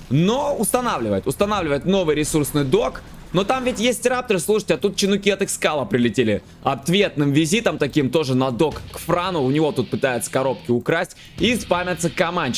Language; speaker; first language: Russian; native; Russian